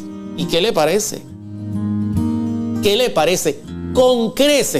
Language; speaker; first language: Spanish; native; Spanish